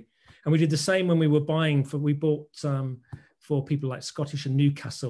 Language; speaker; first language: English; native; English